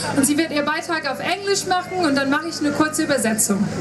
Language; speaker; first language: German; native; German